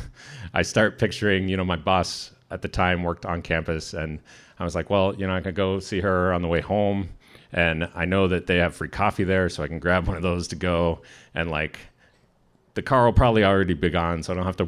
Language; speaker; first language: English; native; English